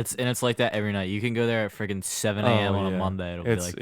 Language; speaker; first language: English; native; English